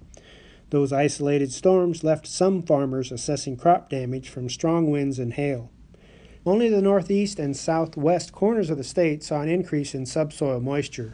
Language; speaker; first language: English; native; English